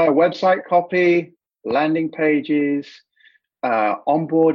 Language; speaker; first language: English; native; English